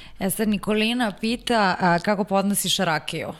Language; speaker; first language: Serbian; native; Serbian